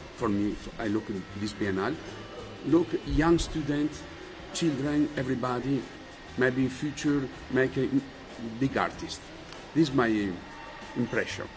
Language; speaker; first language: English; non-native, learner; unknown